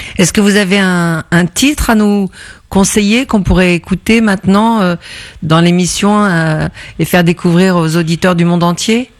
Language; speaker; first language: French; native; French